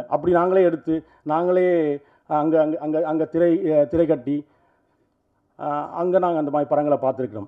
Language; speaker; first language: Tamil; native; Tamil